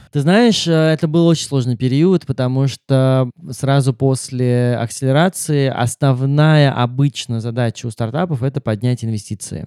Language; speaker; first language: Russian; native; Russian